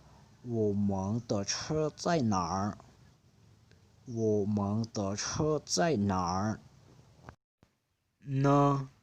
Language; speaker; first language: Chinese; non-native, fluent; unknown